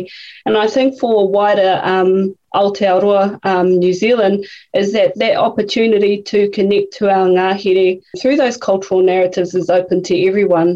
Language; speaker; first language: English; native; English